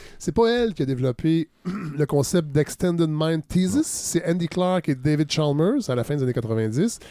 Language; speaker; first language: French; native; French